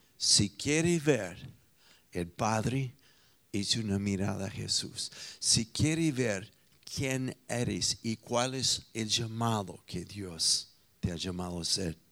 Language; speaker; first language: Spanish; non-native, fluent; English